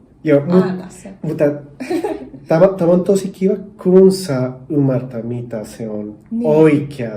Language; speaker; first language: Finnish; non-native, learner; Spanish